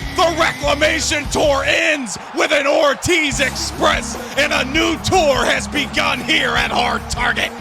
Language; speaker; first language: English; native; English